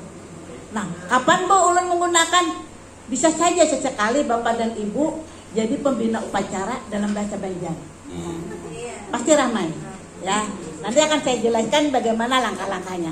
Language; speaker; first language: Indonesian; native; Indonesian